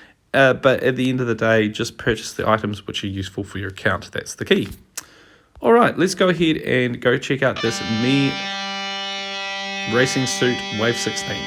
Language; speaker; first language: English; native; English